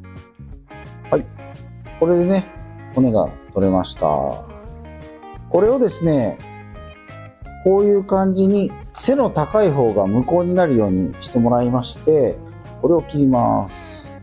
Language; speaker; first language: Japanese; native; Japanese